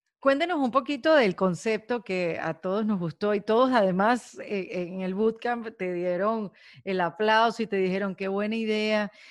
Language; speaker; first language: Spanish; native; Spanish